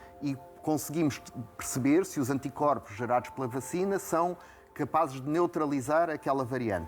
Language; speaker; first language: Portuguese; native; Portuguese